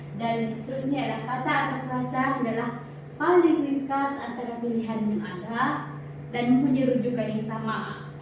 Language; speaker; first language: Malay; non-native, local second language; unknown